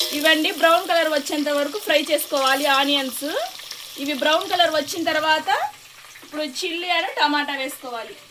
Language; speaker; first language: Telugu; non-native, local second language; Urdu